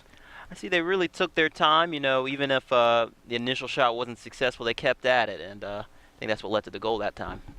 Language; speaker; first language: English; native; English